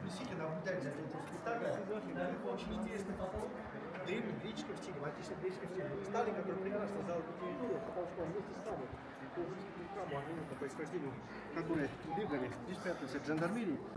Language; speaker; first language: Russian; non-native, fluent; Georgian